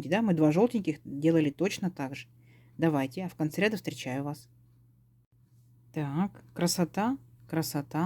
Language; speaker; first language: Russian; native; Russian